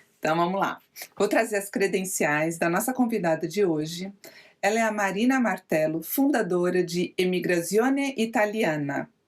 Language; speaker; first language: Portuguese; native; Portuguese